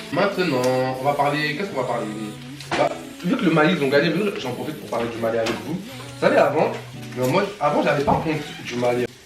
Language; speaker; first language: French; early bilingual, other home language; Bambara